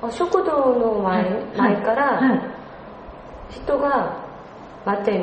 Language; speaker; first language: Japanese; non-native, learner; Korean